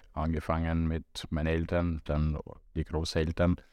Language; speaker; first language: German; non-native, fluent; Romanian